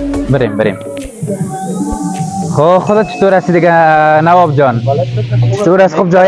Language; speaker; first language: Persian; native; Persian